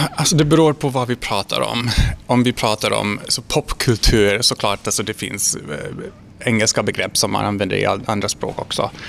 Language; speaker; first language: Swedish; non-native, fluent; Hungarian